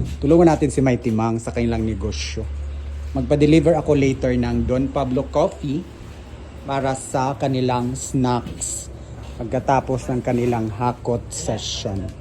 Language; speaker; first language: Filipino; non-native, local second language; Cebuano